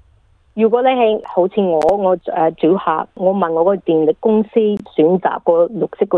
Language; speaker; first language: Cantonese; early bilingual, heritage; English